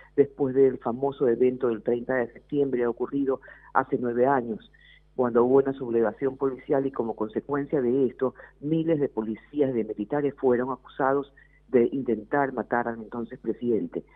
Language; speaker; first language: Spanish; native; Spanish